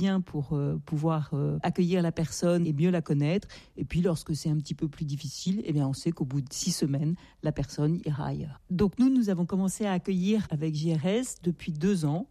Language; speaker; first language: French; native; French